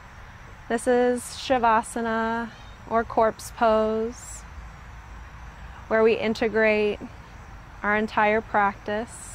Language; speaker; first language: English; native; English